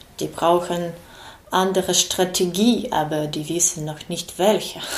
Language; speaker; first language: German; non-native, learner; Ukrainian